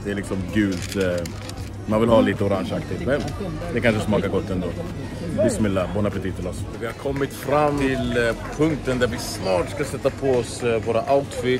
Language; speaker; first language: Swedish; native; Swedish